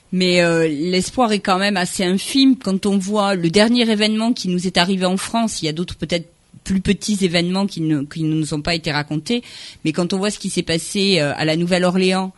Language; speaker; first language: French; native; French